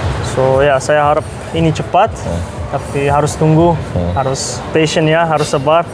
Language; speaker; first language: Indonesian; non-native, learner; Dutch